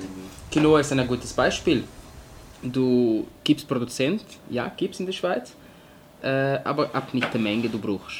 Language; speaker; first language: German; non-native, fluent; Portuguese